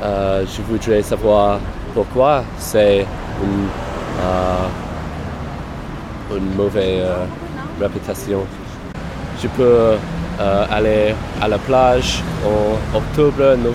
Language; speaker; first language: French; non-native, learner; English